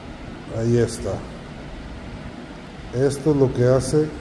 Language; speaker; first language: Spanish; native; Spanish